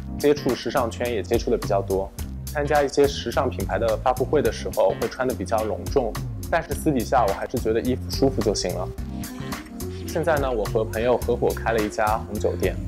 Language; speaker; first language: Chinese; early bilingual, heritage; German